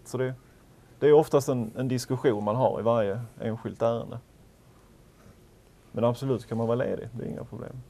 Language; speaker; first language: Swedish; native; Swedish